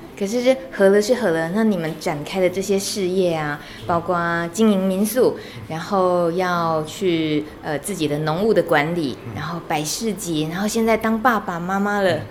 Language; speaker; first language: Chinese; native; Chinese